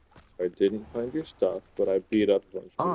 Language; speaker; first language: English; native; English